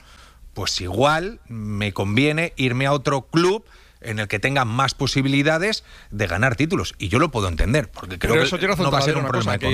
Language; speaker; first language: Spanish; native; Spanish